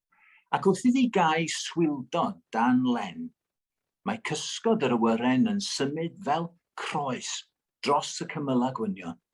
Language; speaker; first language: Welsh; native; Welsh